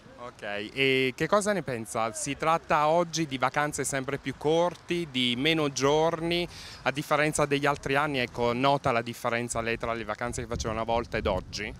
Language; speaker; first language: Italian; native; Italian